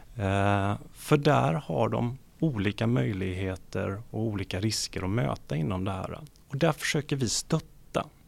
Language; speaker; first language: Swedish; native; Swedish